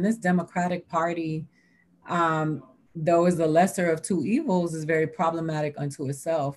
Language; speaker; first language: English; early bilingual, other home language; Spanish